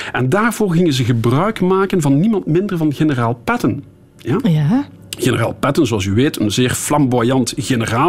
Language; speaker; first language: Dutch; native; Dutch